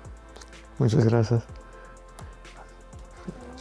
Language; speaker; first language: Spanish; early bilingual, heritage; English